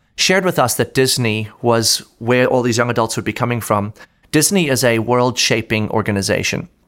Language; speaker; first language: English; native; English